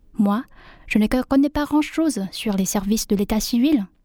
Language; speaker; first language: French; non-native, fluent; Vietnamese